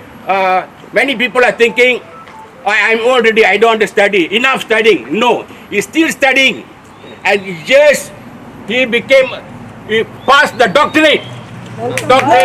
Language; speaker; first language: English; non-native, local second language; Tamil